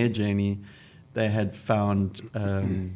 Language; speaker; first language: English; native; English